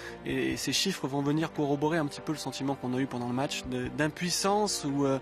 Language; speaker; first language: French; native; French